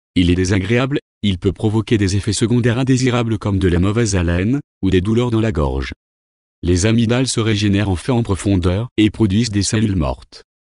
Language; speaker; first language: French; non-native, local second language; Wolof